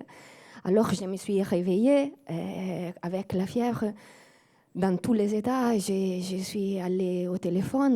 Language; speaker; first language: French; non-native, fluent; Italian